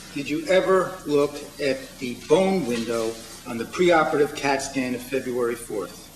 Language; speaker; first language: English; native; English